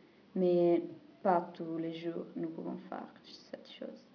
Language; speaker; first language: French; non-native, learner; Italian